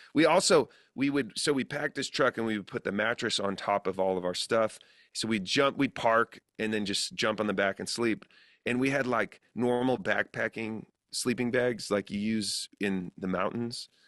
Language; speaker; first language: English; native; English